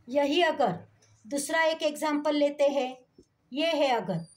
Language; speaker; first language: Hindi; non-native, local second language; Marathi